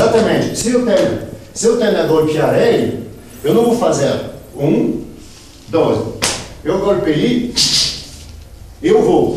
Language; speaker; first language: Spanish; non-native, learner; Portuguese